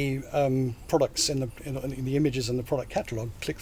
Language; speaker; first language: English; native; English